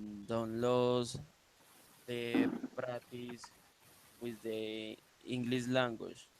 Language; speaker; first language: English; non-native, learner; Spanish